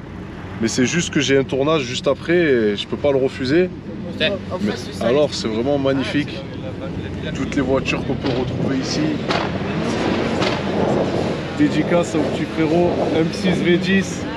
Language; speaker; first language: French; native; French